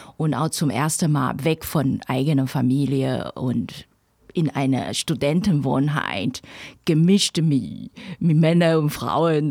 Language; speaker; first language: German; non-native, fluent; Chinese